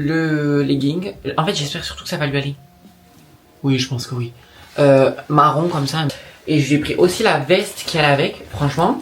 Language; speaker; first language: French; native; French